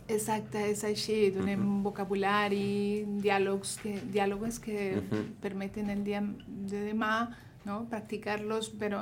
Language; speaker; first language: Catalan; non-native, local second language; Spanish